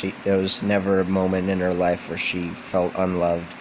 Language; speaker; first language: English; native; English